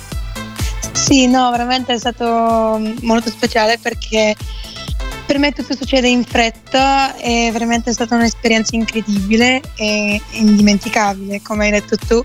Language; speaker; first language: Italian; non-native, fluent; Bulgarian